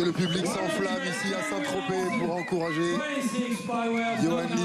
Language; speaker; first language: French; native; French